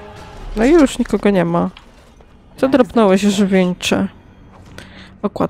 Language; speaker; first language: Polish; native; Polish